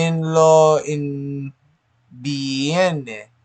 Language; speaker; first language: Spanish; non-native, learner; English